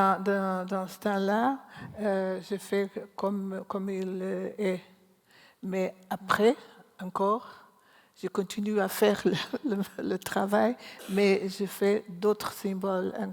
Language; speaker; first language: French; non-native, learner; Portuguese